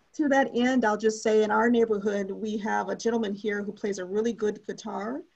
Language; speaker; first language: English; native; English